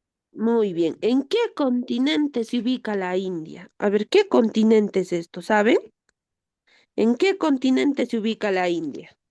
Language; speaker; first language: Spanish; native; Spanish